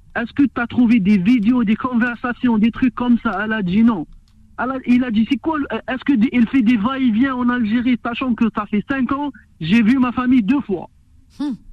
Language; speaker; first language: French; non-native, local second language; Arabic